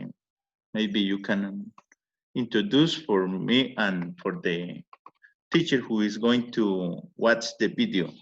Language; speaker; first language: English; non-native, learner; Spanish